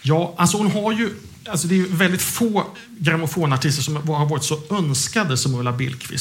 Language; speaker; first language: Swedish; native; Swedish